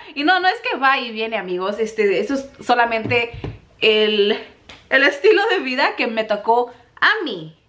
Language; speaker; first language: Spanish; native; Spanish